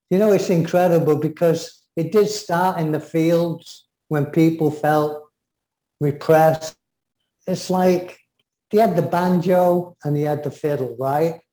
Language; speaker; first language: English; native; English